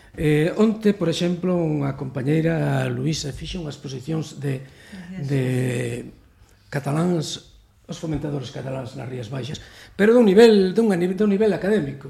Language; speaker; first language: Galician; native; Galician